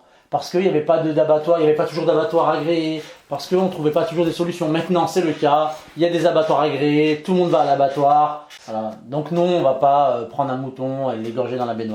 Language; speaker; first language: French; native; French